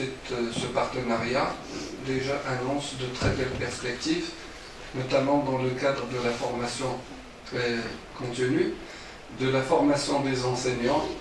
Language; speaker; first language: French; non-native, local second language; Arabic